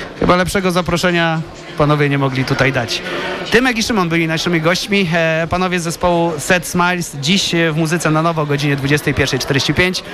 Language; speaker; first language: Polish; native; Polish